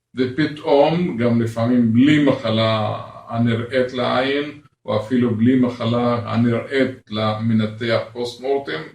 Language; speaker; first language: Hebrew; non-native, local second language; Arabic